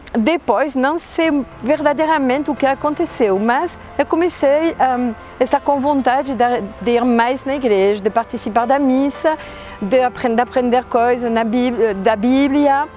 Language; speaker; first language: Portuguese; non-native, fluent; French